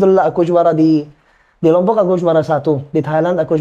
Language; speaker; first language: Indonesian; non-native, fluent; Arabic